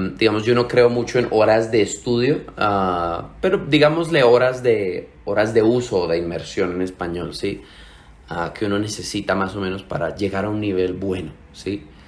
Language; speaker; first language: Spanish; native; Spanish